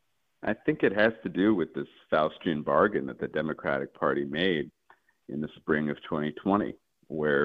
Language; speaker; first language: English; native; English